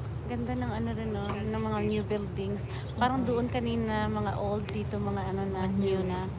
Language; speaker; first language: Filipino; native; Filipino